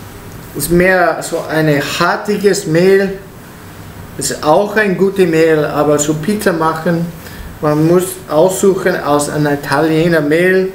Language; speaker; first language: German; non-native, learner; Italian